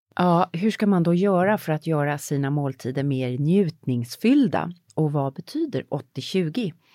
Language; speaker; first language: Swedish; early bilingual, other home language; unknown